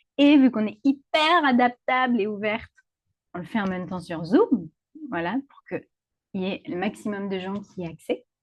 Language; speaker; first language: French; native; French